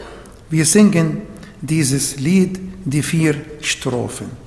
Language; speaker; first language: German; non-native, fluent; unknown